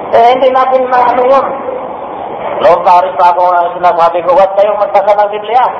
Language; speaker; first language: Filipino; non-native, local second language; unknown